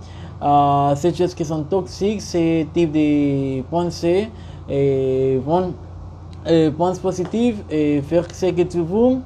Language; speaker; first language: French; non-native, learner; Spanish